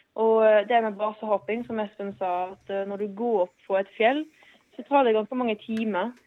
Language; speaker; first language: Norwegian; non-native, fluent; English